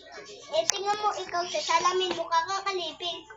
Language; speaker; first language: Filipino; native; Filipino